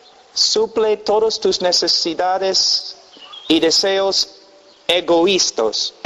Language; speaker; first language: Spanish; non-native, fluent; English